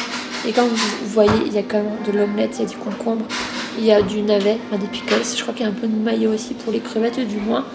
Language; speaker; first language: French; native; French